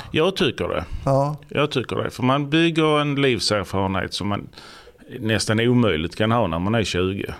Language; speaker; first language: Swedish; native; Swedish